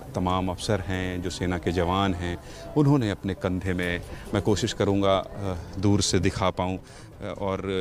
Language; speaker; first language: Hindi; native; Hindi